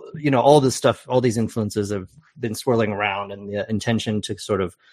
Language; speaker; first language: English; native; English